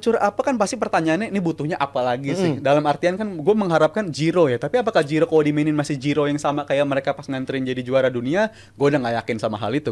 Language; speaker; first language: Indonesian; native; Indonesian